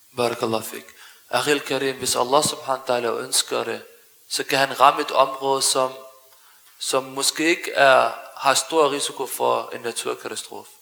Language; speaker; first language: Danish; early bilingual, other home language; Arabic